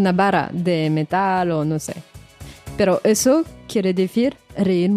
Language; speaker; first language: Spanish; non-native, fluent; French